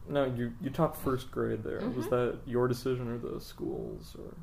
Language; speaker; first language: English; native; English